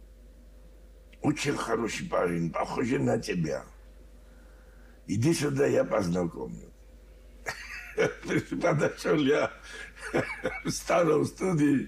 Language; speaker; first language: Russian; non-native, learner; Georgian